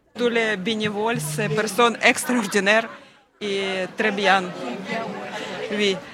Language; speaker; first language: French; non-native, learner; Ukrainian